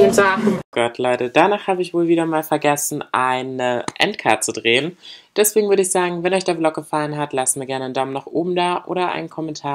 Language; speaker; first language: German; native; German